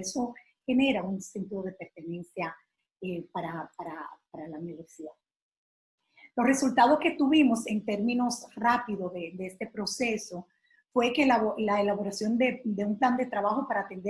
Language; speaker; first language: Spanish; native; Spanish